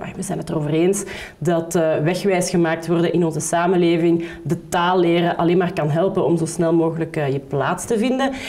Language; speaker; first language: Dutch; native; Dutch